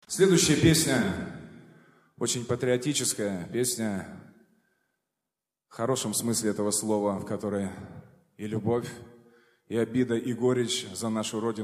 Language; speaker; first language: Russian; native; Russian